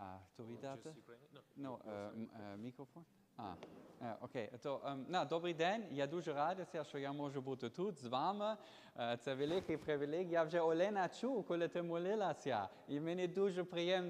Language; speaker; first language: Ukrainian; non-native, learner; German